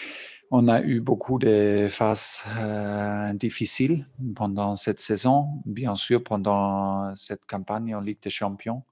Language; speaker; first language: French; non-native, fluent; German